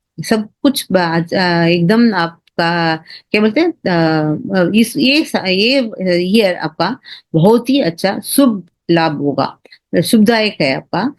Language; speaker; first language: Hindi; non-native, local second language; Tamil